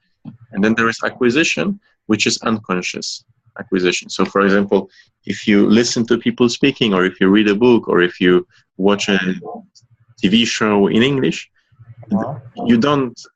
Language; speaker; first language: English; non-native, fluent; Polish